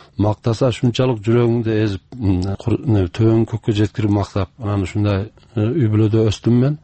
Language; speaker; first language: Kyrgyz; early bilingual, heritage; Kyrgyz